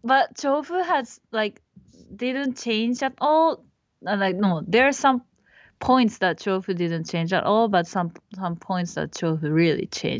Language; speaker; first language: English; non-native, fluent; Japanese